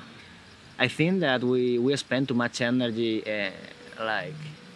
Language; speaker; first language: English; non-native, fluent; Spanish